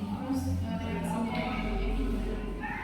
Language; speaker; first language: Indonesian; native; Indonesian